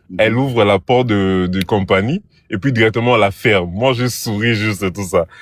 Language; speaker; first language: French; non-native, local second language; Lingala